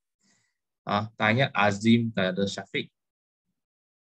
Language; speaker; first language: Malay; non-native, local second language; Chinese